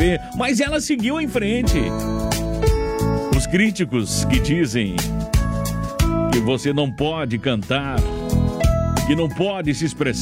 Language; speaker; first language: Portuguese; native; Portuguese